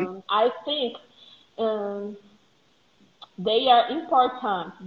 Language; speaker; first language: English; non-native, learner; Portuguese